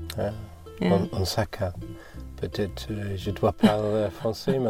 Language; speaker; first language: French; non-native, learner; English